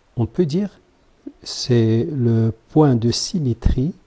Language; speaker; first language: French; non-native, local second language; Arabic